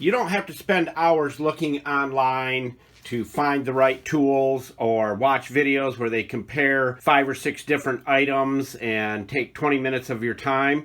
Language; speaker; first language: English; native; English